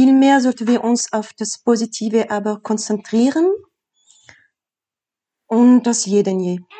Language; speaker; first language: German; non-native, fluent; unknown